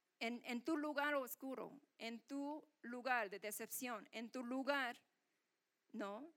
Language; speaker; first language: Spanish; non-native, fluent; Korean